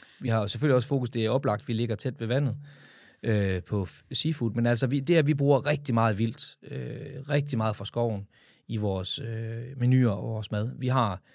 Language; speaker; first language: Danish; native; Danish